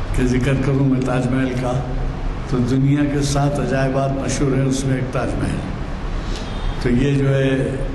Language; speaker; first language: Urdu; native; Urdu